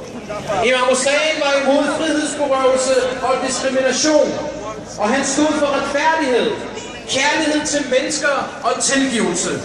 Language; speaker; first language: Danish; early bilingual, other home language; Arabic